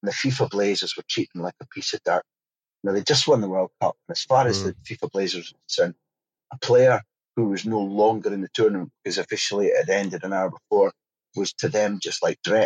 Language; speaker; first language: English; native; English